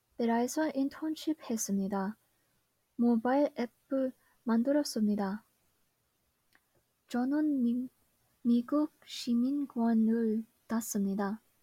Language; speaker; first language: Korean; non-native, learner; English